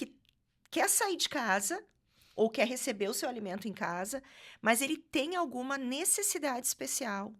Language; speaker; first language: Portuguese; native; Portuguese